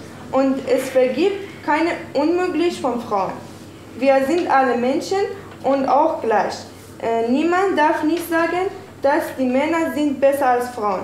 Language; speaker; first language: German; non-native, learner; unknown